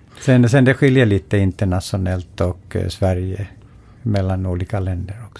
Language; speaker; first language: Swedish; non-native, fluent; Finnish